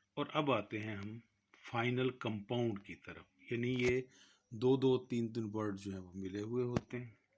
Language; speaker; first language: Urdu; native; Urdu